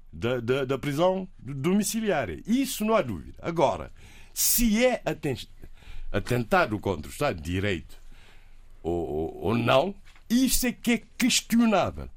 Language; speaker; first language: Portuguese; native; Portuguese